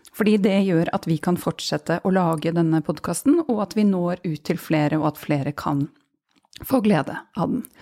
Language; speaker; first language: Norwegian; native; Norwegian